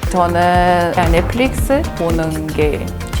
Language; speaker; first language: Korean; non-native, fluent; Mongolian